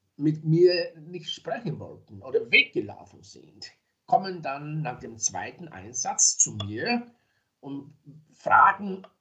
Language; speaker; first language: German; non-native, fluent; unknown